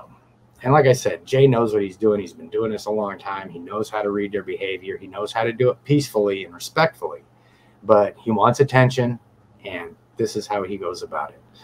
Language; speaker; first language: English; native; English